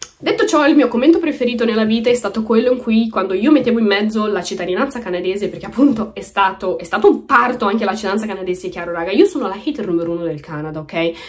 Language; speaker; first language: Italian; early bilingual, other home language; Romanian